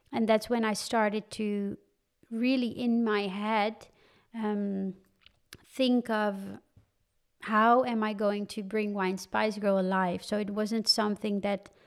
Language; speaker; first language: English; non-native, fluent; Dutch